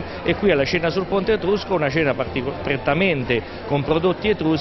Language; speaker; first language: Italian; native; Italian